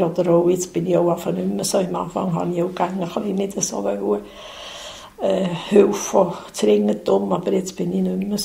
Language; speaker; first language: German; native; German